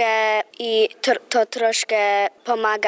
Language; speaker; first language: Polish; early bilingual, heritage; Polish